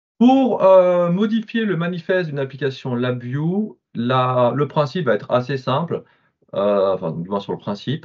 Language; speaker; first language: French; native; French